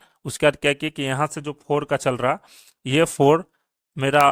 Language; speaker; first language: Hindi; native; Hindi